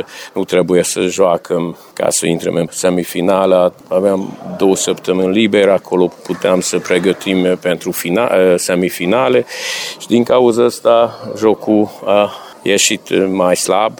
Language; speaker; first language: Romanian; non-native, local second language; Hungarian